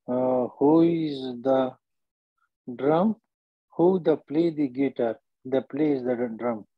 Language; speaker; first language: English; non-native, learner; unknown